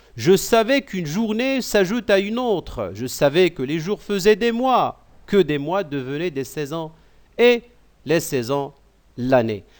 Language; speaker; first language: French; non-native, local second language; Arabic